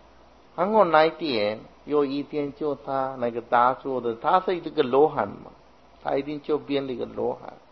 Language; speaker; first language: Chinese; non-native, fluent; Sinhala